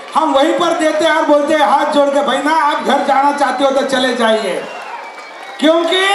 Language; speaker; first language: Hindi; non-native, local second language; Marathi